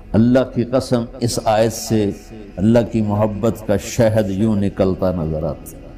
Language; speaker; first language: Urdu; non-native, local second language; Punjabi